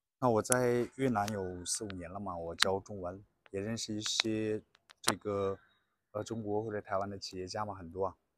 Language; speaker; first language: Chinese; native; Chinese